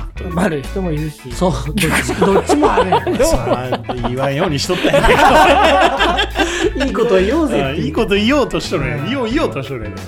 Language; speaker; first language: Japanese; native; Japanese